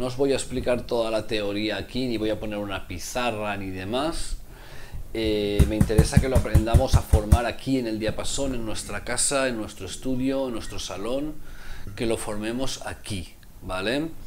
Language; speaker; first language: Spanish; native; Spanish